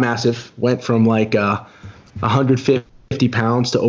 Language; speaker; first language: English; native; English